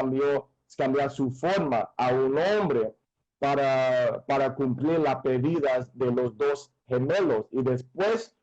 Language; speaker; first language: Spanish; non-native, fluent; English